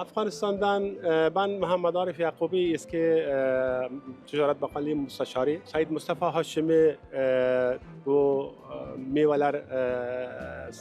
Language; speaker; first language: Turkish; non-native, learner; Uzbek